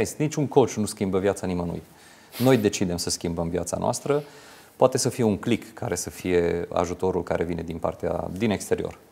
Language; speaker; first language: Romanian; non-native, local second language; Hungarian